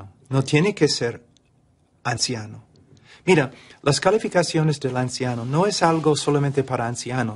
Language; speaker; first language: Spanish; non-native, fluent; English